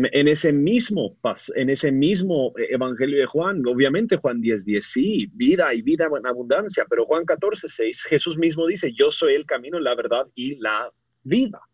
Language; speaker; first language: Spanish; early bilingual, other home language; English